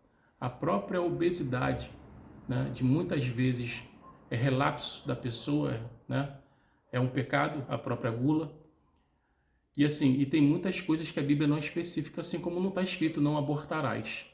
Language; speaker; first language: Portuguese; native; Portuguese